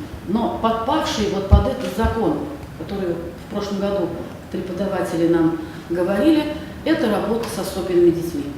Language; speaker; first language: Russian; native; Russian